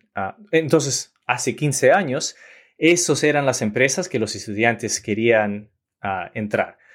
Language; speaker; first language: Spanish; early bilingual, heritage; Spanish